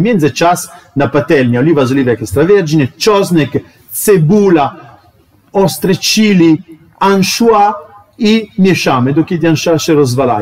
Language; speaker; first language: Polish; non-native, learner; Italian